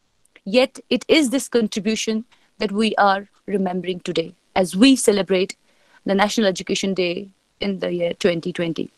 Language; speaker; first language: English; non-native, local second language; Kashmiri